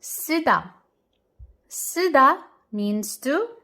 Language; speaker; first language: Korean; non-native, fluent; Filipino